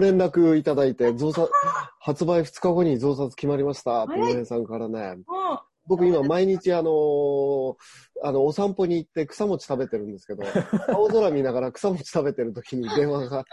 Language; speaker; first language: Japanese; native; Japanese